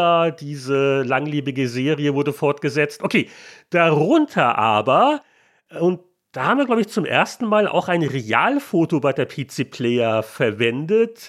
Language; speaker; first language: German; native; German